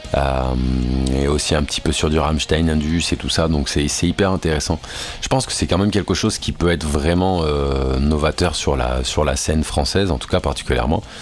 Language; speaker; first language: French; native; French